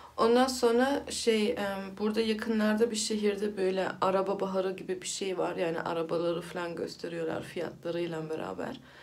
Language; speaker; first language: Turkish; early bilingual, heritage; Turkish